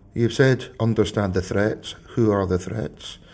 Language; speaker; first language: English; native; English